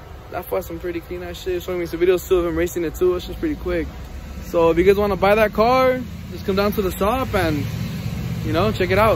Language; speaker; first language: English; early bilingual, other home language; Spanish